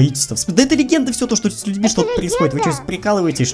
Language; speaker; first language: Russian; native; Russian